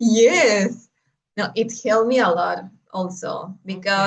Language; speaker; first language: English; non-native, learner; Spanish